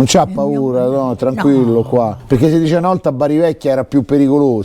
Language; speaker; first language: Italian; native; Italian